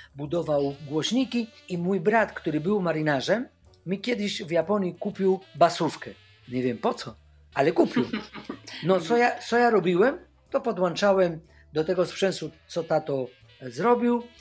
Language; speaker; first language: Polish; non-native, fluent; Spanish